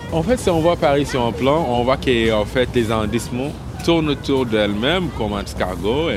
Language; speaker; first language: French; non-native, fluent; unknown